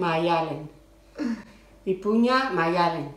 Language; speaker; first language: Indonesian; non-native, learner; Spanish